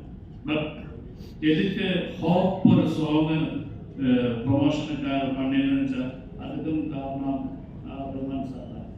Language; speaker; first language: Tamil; non-native, learner; Malayalam